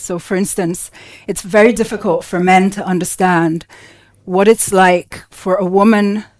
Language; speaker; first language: English; non-native, local second language; Finnish